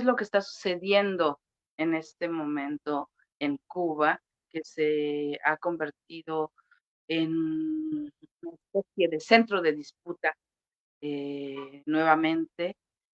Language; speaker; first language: Spanish; native; Spanish